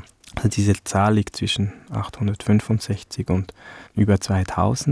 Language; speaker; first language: German; early bilingual, other home language; Vietnamese